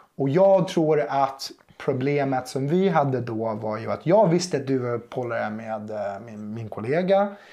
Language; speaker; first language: Swedish; non-native, fluent; English